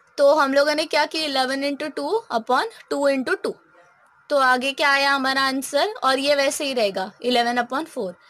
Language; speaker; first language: Hindi; non-native, local second language; Marathi